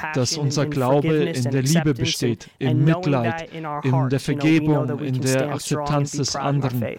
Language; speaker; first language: German; non-native, fluent; English